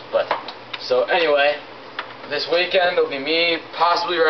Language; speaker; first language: English; native; English